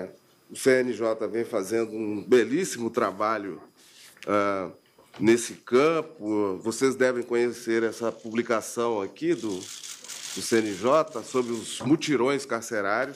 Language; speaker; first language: Portuguese; native; Portuguese